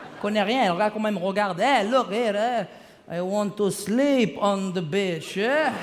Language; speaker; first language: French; early bilingual, other home language; Arabic